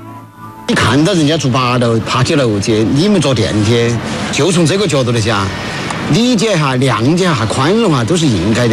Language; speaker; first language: Chinese; native; Chinese